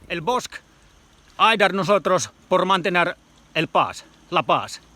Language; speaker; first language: Spanish; non-native, learner; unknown